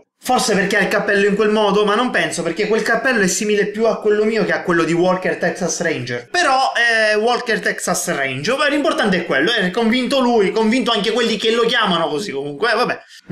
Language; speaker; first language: Italian; native; Italian